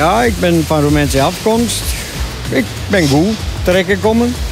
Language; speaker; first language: Dutch; non-native, learner; Romanian